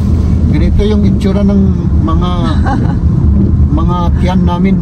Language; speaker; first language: Filipino; native; Filipino